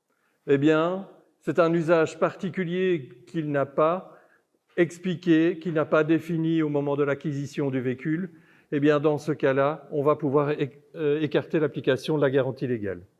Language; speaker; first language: French; native; French